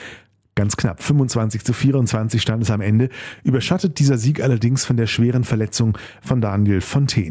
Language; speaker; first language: German; native; German